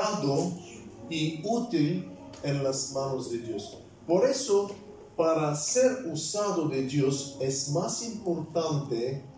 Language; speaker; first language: Spanish; non-native, fluent; Bulgarian